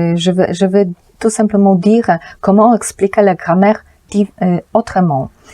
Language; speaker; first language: French; non-native, fluent; Polish